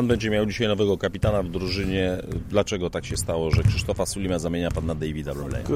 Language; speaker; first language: Polish; native; Polish